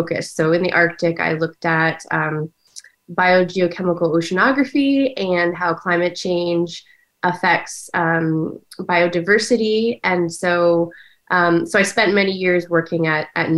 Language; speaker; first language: English; native; English